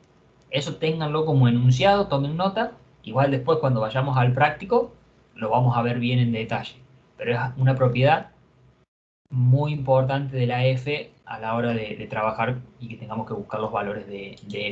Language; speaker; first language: Spanish; native; Spanish